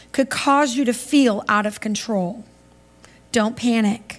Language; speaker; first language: English; native; English